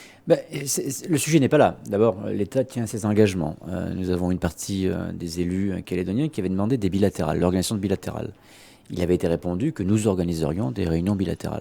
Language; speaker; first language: French; native; French